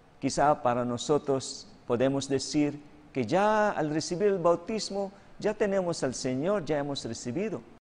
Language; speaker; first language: Spanish; non-native, fluent; Filipino